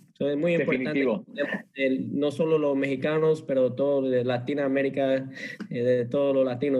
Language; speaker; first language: Spanish; early bilingual, heritage; English